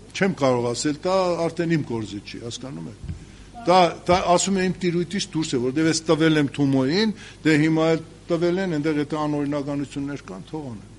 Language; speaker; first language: Armenian; native; Armenian